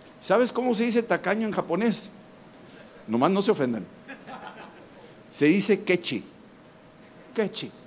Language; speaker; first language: Spanish; native; Spanish